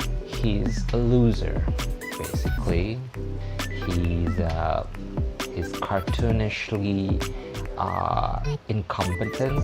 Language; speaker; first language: English; non-native, fluent; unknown